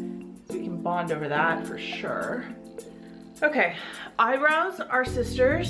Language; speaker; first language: English; native; English